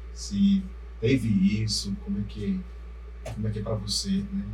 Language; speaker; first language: Portuguese; native; Portuguese